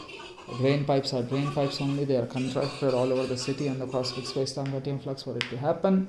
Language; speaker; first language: English; non-native, local second language; Hindi